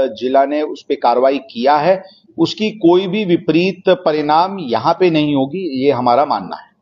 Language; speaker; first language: Hindi; non-native, local second language; Marathi